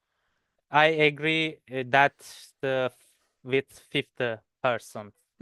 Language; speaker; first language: English; non-native, learner; Turkish